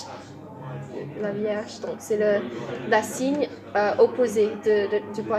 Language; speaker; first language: French; non-native, fluent; English